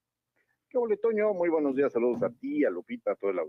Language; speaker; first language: Spanish; native; Spanish